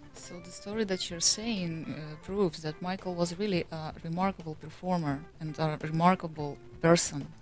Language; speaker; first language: English; non-native, fluent; Russian